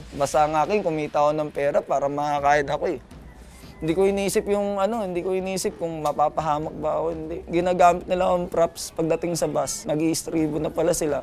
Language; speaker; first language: Filipino; native; Filipino